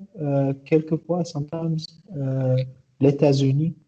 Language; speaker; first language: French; non-native, learner; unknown